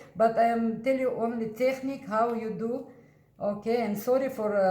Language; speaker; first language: English; non-native, learner; Russian